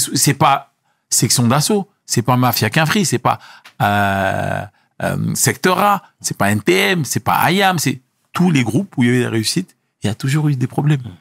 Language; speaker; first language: French; early bilingual, other home language; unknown